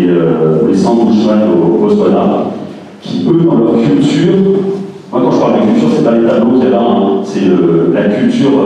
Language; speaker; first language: French; native; French